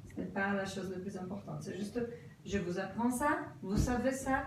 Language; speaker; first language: French; non-native, fluent; Portuguese